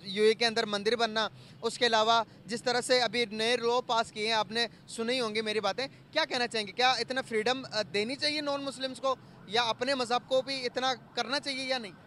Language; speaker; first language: Urdu; native; Urdu